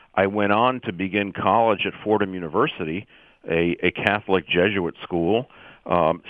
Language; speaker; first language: English; native; English